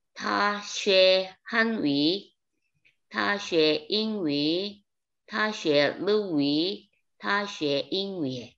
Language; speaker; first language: Chinese; non-native, learner; Korean